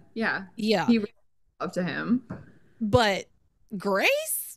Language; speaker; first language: English; native; English